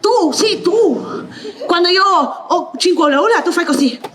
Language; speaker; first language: Italian; non-native, learner; Spanish